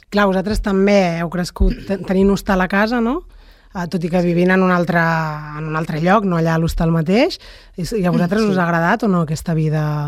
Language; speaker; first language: Catalan; native; Catalan